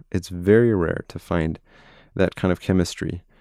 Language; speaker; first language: English; non-native, fluent; French